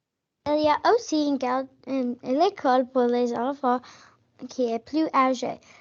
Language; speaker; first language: French; non-native, learner; English